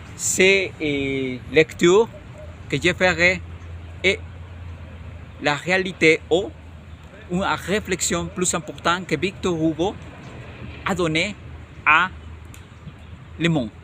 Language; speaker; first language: French; non-native, learner; Spanish